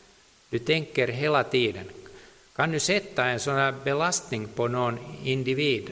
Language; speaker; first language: Swedish; non-native, local second language; Finnish